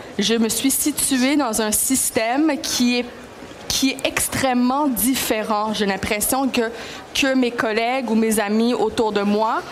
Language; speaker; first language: French; early bilingual, other home language; Greek